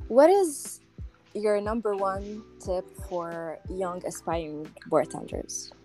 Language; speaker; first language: English; non-native, local second language; Arabic